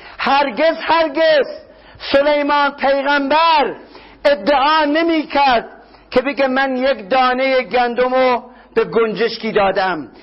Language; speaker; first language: Persian; non-native, local second language; Kurdish